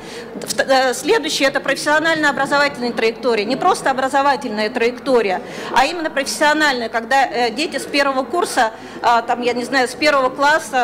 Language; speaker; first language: Russian; native; Russian